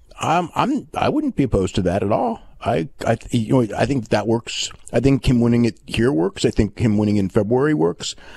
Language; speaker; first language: English; native; English